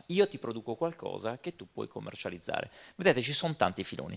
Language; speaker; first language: Italian; native; Italian